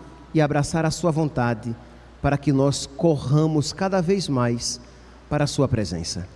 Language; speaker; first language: Portuguese; native; Portuguese